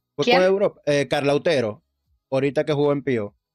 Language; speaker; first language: Spanish; native; Spanish